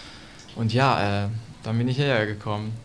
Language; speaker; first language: German; non-native, learner; Italian